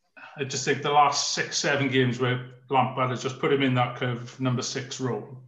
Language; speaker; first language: English; native; English